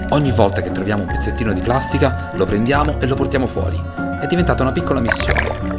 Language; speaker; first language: Italian; native; Italian